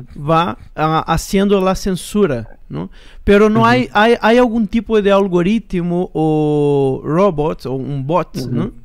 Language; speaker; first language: Spanish; non-native, fluent; Portuguese